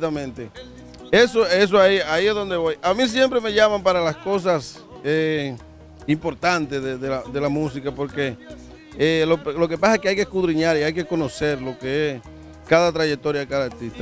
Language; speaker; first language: Spanish; native; Spanish